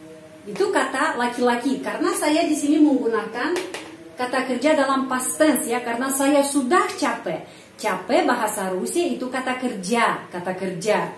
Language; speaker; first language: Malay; non-native, fluent; Russian